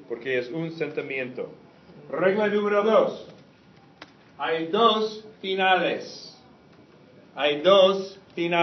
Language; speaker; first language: Spanish; non-native, fluent; English